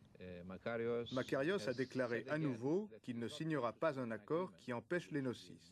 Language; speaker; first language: French; non-native, fluent; Turkish